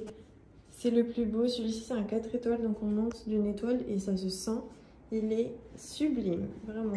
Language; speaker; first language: French; native; French